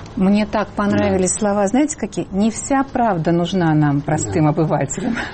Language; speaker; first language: Russian; native; Russian